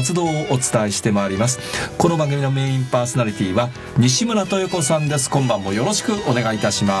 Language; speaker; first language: Japanese; native; Japanese